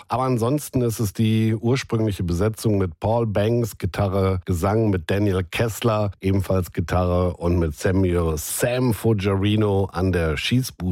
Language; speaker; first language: German; native; German